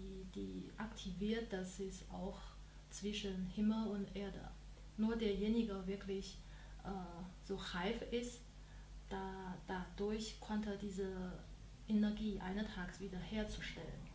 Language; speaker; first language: German; non-native, learner; Chinese